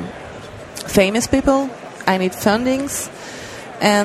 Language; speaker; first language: English; non-native, learner; French